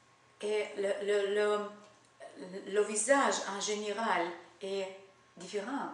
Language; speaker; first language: French; non-native, learner; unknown